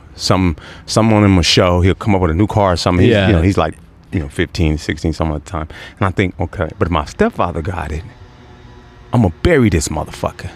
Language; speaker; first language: English; native; English